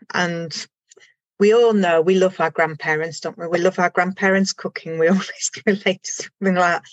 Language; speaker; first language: English; non-native, fluent; German